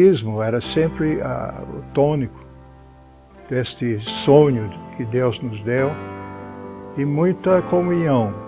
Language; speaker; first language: Portuguese; non-native, fluent; English